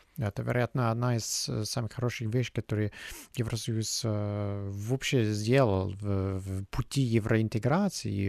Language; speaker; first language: Russian; non-native, fluent; German